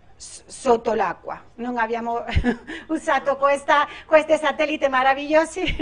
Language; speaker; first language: Italian; non-native, learner; Spanish